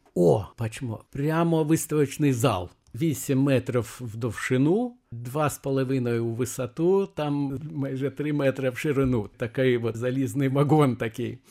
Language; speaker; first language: Ukrainian; non-native, fluent; Lithuanian